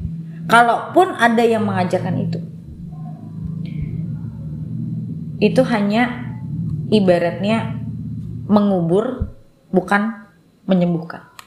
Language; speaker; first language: Indonesian; native; Indonesian